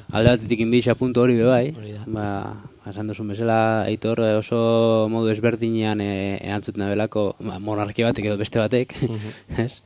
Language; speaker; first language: Basque; native; Basque